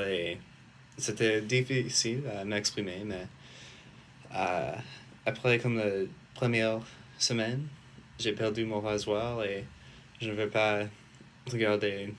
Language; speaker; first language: French; non-native, learner; English